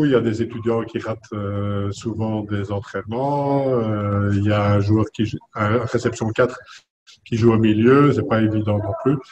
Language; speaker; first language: French; native; French